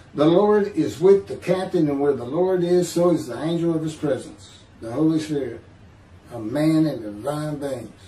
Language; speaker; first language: English; native; English